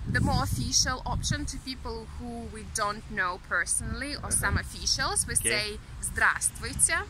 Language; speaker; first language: English; non-native, fluent; Russian